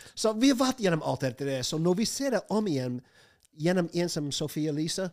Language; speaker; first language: Norwegian; non-native, fluent; English